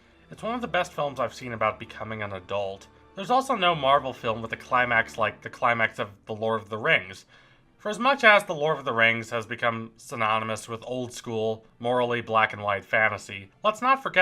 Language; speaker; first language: English; native; English